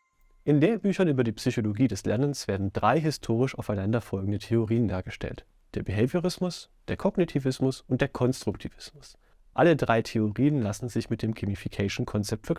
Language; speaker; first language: German; native; German